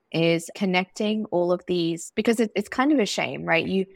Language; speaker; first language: English; native; English